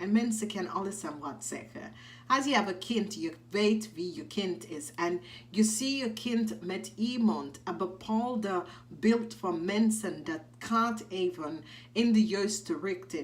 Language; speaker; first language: Dutch; non-native, fluent; English